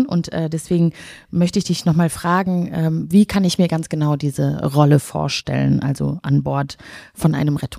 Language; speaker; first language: German; native; German